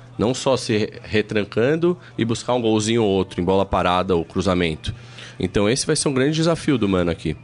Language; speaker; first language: Portuguese; native; Portuguese